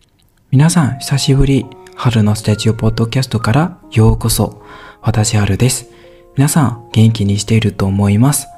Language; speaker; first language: Japanese; non-native, learner; Burmese